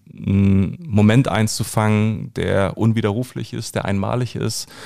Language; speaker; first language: German; native; German